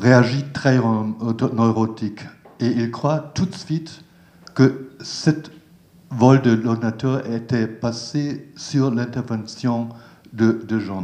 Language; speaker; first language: French; non-native, learner; German